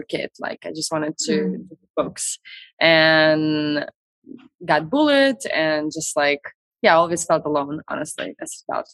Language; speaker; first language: English; non-native, fluent; Russian